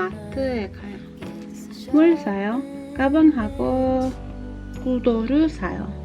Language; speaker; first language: Korean; non-native, learner; English